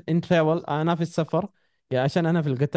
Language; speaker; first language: Arabic; non-native, fluent; Urdu